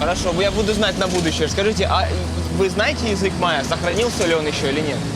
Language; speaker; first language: Russian; native; Russian